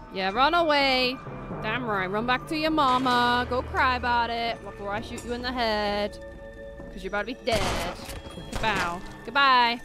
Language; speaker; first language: English; native; English